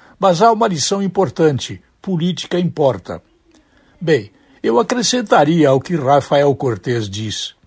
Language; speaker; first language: Portuguese; native; Portuguese